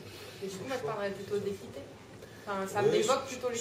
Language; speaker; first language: French; native; French